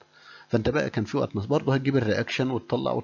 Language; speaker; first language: Arabic; native; Arabic